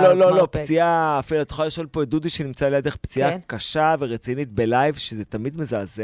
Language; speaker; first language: Hebrew; native; Hebrew